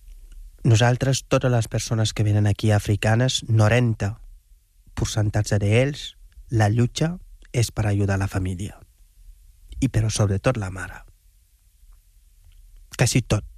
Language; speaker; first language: Catalan; non-native, fluent; Wolof